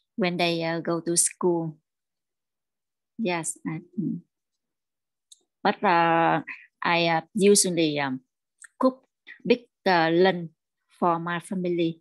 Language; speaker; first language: English; non-native, learner; Vietnamese